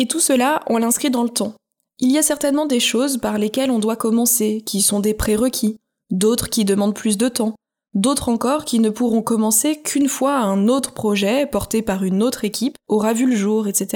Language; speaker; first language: French; native; French